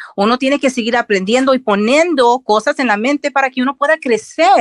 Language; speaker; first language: Spanish; early bilingual, heritage; Spanish